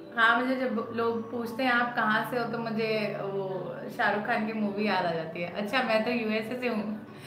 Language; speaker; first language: Hindi; native; Hindi